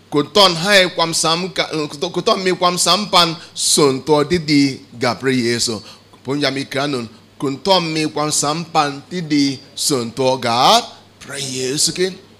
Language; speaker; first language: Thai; non-native, fluent; Igbo